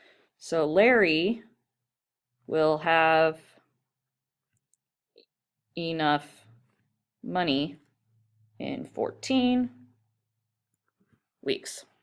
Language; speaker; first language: English; native; English